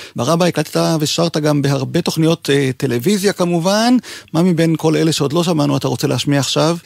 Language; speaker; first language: Hebrew; native; Hebrew